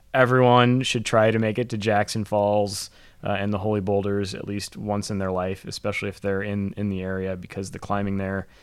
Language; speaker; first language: English; native; English